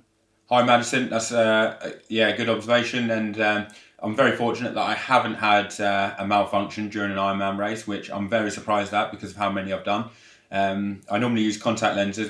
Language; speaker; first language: English; native; English